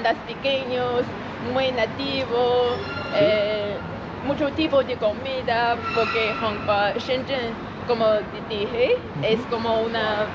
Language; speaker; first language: Spanish; non-native, fluent; Chinese